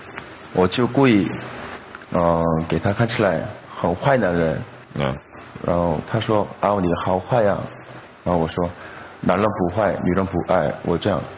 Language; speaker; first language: Chinese; non-native, fluent; Korean